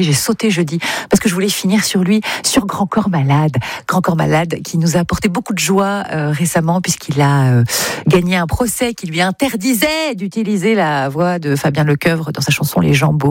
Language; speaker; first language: French; native; French